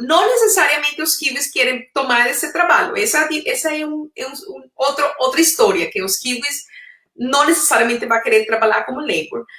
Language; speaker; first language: Portuguese; non-native, fluent; Spanish